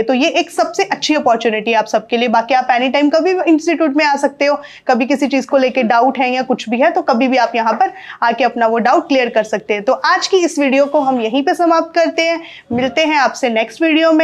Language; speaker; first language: Hindi; native; Hindi